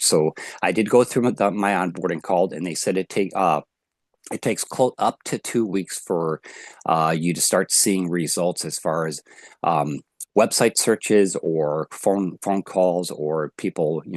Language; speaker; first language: English; native; English